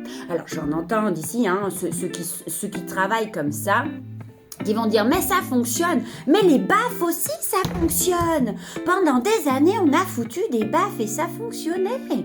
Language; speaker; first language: French; native; French